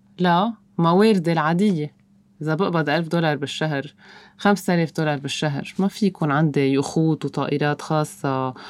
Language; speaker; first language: Arabic; native; Arabic